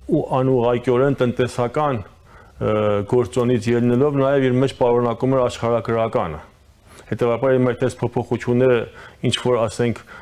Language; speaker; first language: Armenian; early bilingual, heritage; Armenian